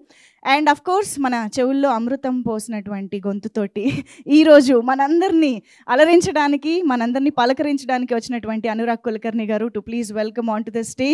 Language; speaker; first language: Telugu; native; Telugu